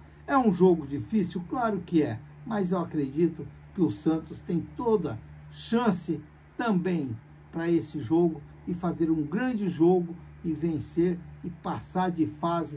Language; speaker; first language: Portuguese; native; Portuguese